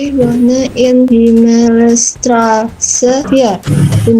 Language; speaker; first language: German; non-native, learner; Indonesian